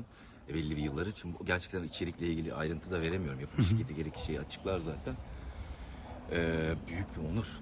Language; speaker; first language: Turkish; native; Turkish